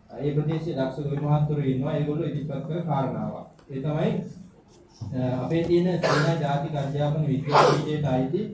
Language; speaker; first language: Sinhala; native; Sinhala